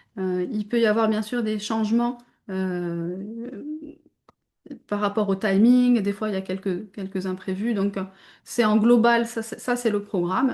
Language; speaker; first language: French; native; French